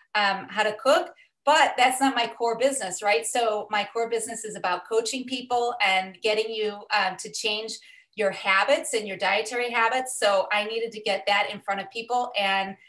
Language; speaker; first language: English; native; English